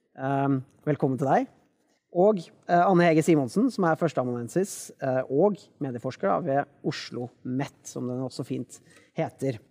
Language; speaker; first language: Norwegian; native; Norwegian